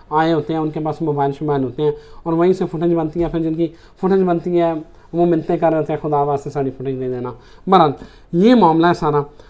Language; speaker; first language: Urdu; native; Urdu